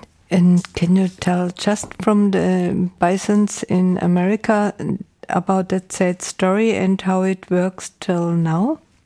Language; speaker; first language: English; non-native, fluent; German